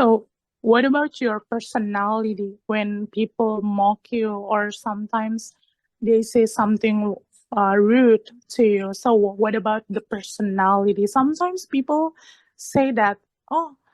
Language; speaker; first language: English; non-native, learner; Indonesian